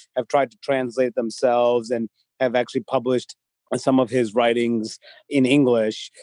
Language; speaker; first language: English; native; English